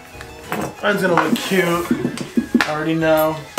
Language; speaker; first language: English; native; English